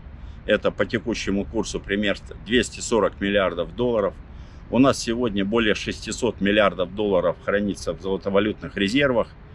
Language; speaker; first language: Russian; native; Russian